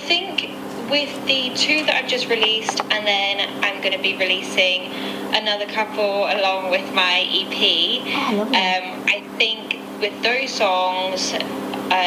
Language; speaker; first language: English; native; English